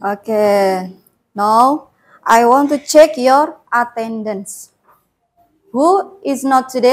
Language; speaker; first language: English; non-native, learner; Indonesian